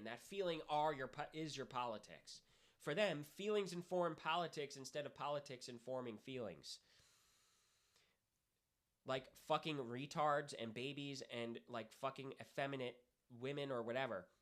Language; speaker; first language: English; native; English